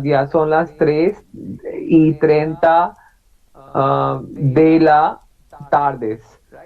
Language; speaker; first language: Spanish; non-native, learner; English